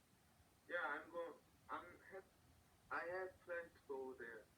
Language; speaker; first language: English; non-native, learner; Korean